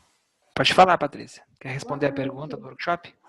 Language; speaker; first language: Portuguese; native; Portuguese